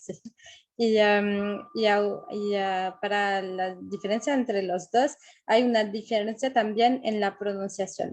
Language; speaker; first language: Spanish; non-native, fluent; French